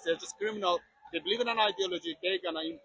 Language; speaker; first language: English; non-native, fluent; Persian